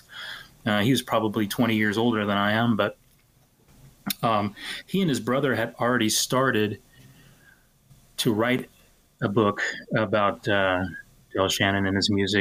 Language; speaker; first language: English; native; English